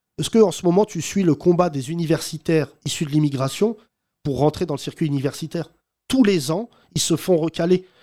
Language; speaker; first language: French; early bilingual, other home language; Arabic